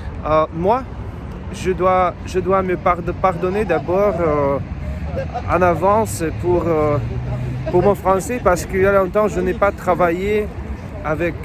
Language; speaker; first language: French; non-native, fluent; Russian